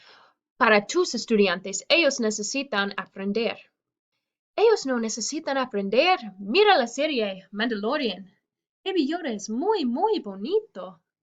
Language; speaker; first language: Spanish; non-native, fluent; English